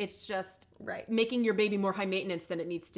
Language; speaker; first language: English; native; English